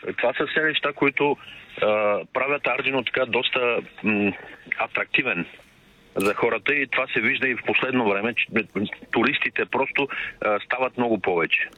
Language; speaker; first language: Bulgarian; non-native, local second language; Turkish